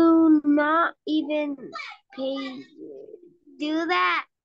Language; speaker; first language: English; non-native, learner; Spanish